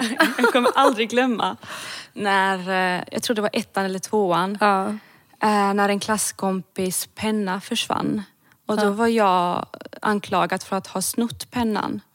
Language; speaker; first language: Swedish; early bilingual, other home language; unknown